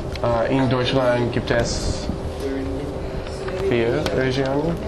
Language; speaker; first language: German; non-native, learner; English